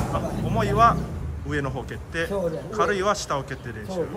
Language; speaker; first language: Japanese; native; Japanese